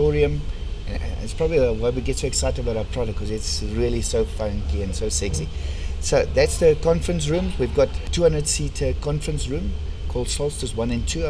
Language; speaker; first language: English; non-native, local second language; Afrikaans